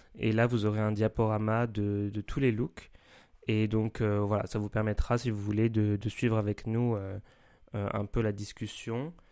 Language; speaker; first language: French; native; French